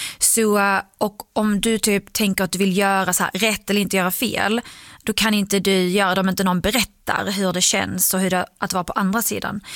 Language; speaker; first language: Swedish; early bilingual, other home language; Arabic